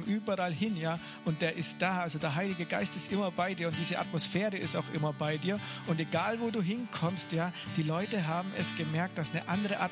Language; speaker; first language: German; native; German